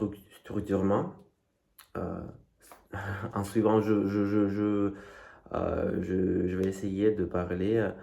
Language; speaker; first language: French; non-native, fluent; Russian